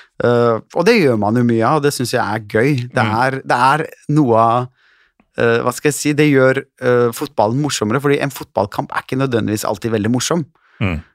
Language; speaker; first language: Norwegian; early bilingual, other home language; Turkish